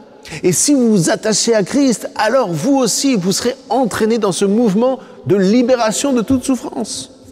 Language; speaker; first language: French; native; French